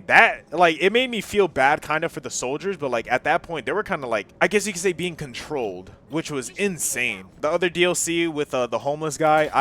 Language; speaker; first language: English; native; English